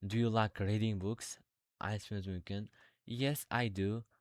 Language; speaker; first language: English; non-native, learner; Uzbek